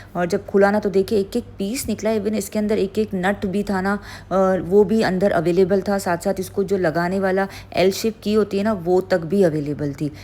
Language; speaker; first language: Urdu; native; Urdu